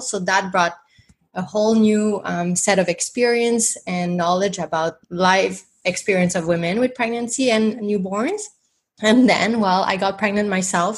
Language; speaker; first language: English; non-native, fluent; French